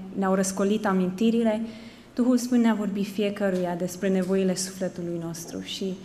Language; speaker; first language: Romanian; native; Romanian